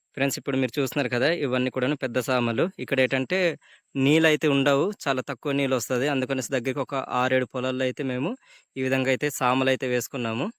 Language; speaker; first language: Telugu; non-native, local second language; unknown